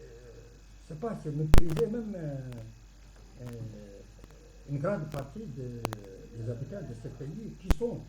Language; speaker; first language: French; non-native, local second language; Arabic